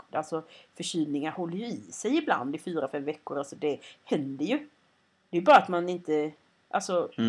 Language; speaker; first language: Swedish; native; Swedish